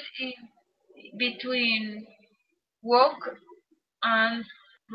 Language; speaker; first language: English; non-native, learner; Spanish